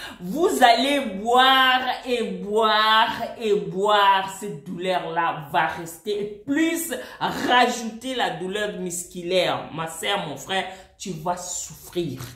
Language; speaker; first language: French; non-native, local second language; Swahili